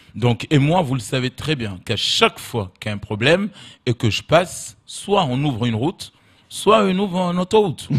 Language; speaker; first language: French; native; French